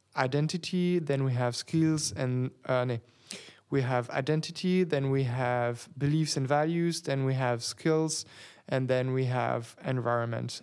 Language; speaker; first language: English; non-native, fluent; French